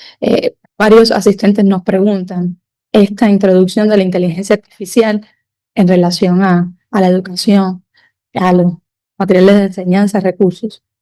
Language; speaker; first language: Spanish; native; Spanish